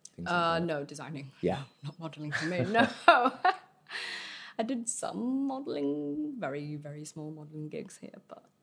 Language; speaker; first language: English; early bilingual, other home language; Vietnamese